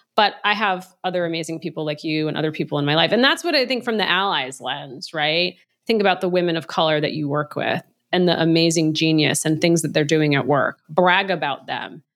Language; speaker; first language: English; native; English